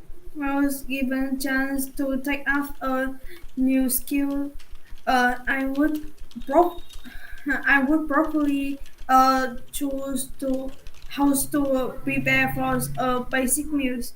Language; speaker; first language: English; non-native, learner; Vietnamese